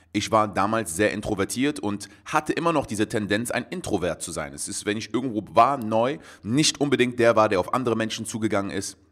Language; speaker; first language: German; native; German